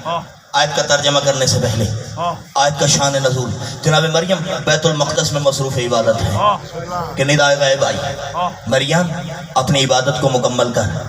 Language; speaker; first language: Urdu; non-native, local second language; Punjabi